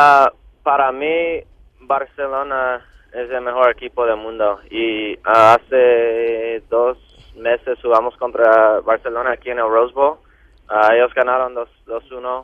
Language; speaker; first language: Spanish; non-native, local second language; English